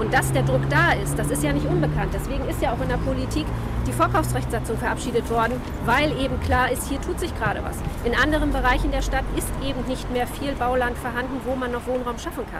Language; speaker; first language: German; native; German